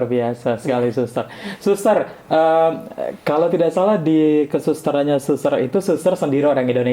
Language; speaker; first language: Indonesian; non-native, fluent; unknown